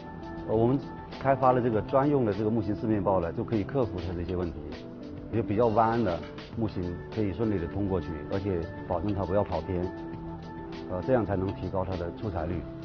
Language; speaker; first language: Chinese; native; Chinese